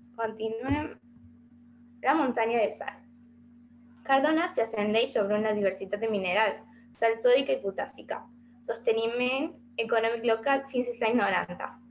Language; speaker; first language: Catalan; non-native, learner; Spanish